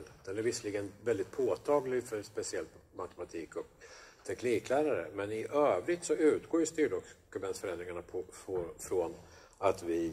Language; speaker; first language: Swedish; native; Swedish